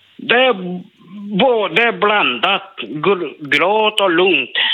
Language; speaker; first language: Swedish; non-native, learner; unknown